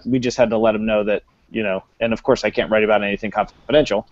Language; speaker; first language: English; native; English